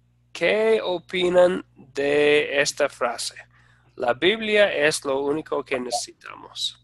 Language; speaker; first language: Spanish; non-native, fluent; English